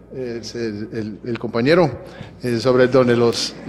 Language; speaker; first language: Spanish; early bilingual, heritage; Spanish